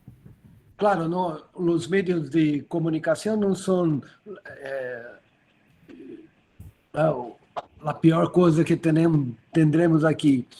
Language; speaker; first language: Spanish; non-native, learner; Portuguese